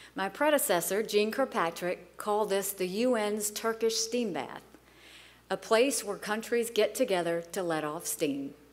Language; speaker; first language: English; native; English